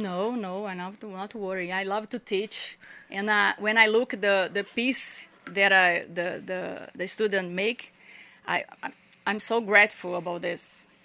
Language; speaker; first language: English; non-native, learner; Portuguese